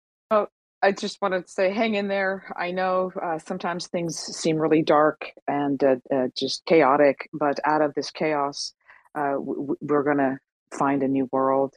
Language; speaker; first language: English; early bilingual, other home language; Persian